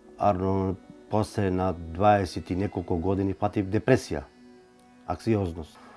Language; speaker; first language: Macedonian; native; Macedonian